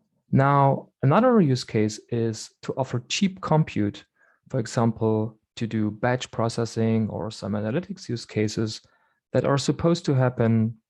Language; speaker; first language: English; non-native, fluent; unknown